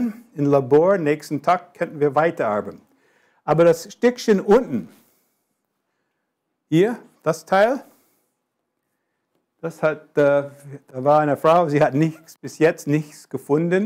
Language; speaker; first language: German; non-native, fluent; English